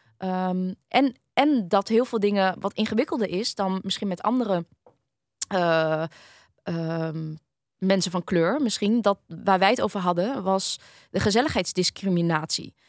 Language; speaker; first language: Dutch; early bilingual, other home language; Vietnamese